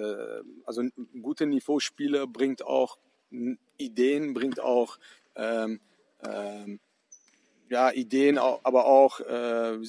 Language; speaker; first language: German; non-native, fluent; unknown